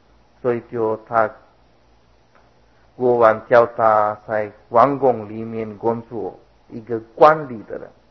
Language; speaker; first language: Chinese; non-native, fluent; Sinhala